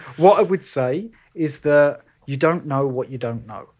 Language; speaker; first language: English; native; English